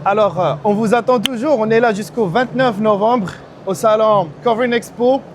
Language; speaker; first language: French; non-native, local second language; Arabic